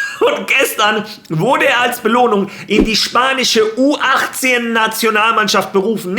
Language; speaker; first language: German; early bilingual, other home language; Spanish